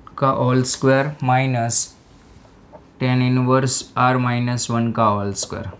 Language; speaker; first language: Hindi; non-native, local second language; Gujarati